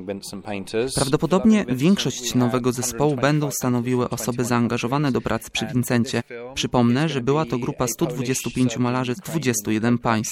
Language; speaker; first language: Polish; native; Polish